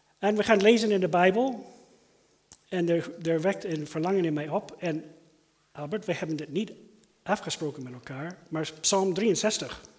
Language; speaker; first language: Dutch; non-native, fluent; English